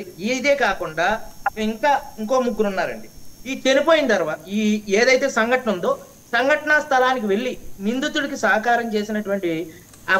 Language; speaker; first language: Telugu; native; Telugu